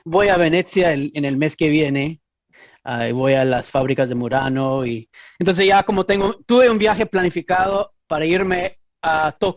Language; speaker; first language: Spanish; non-native, fluent; English